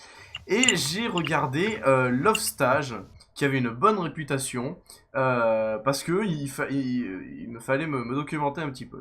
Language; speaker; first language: French; native; French